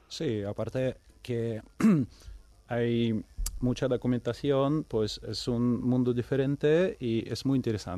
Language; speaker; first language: Spanish; non-native, fluent; Ukrainian